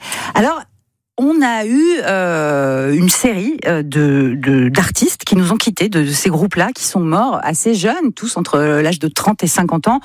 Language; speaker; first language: French; native; French